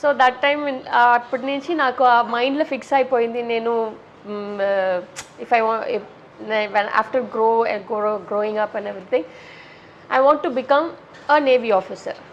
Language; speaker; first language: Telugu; non-native, learner; Tamil